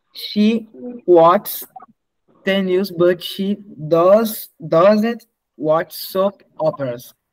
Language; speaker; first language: English; non-native, learner; Portuguese